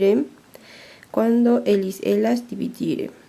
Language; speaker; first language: Portuguese; non-native, fluent; Spanish